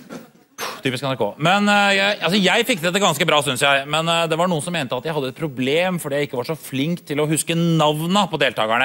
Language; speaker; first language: Norwegian; native; Norwegian